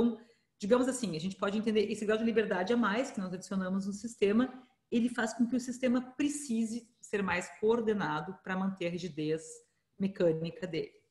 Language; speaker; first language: Portuguese; native; Portuguese